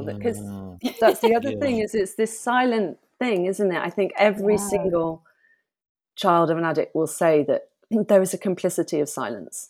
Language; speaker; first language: English; native; English